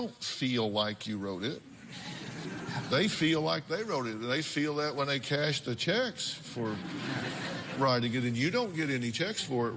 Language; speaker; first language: English; native; English